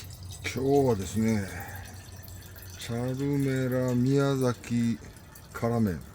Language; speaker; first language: Japanese; native; Japanese